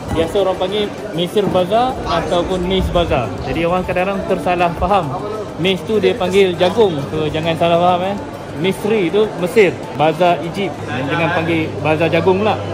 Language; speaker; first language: Malay; native; Malay